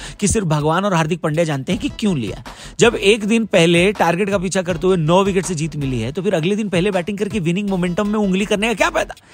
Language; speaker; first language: Hindi; native; Hindi